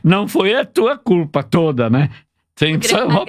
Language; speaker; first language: Portuguese; native; Portuguese